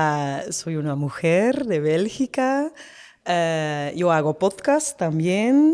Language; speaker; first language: Spanish; non-native, learner; Dutch